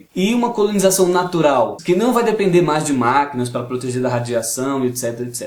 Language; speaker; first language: Portuguese; native; Portuguese